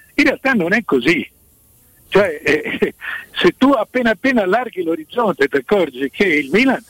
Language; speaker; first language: Italian; native; Italian